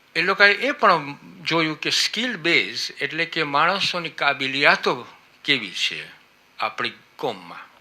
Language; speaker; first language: Gujarati; early bilingual, heritage; Gujarati